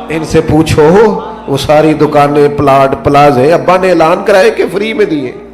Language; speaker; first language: Urdu; non-native, local second language; Punjabi